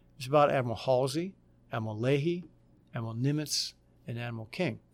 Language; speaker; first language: English; native; English